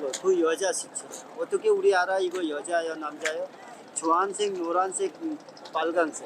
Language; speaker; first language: Korean; non-native, fluent; Hindi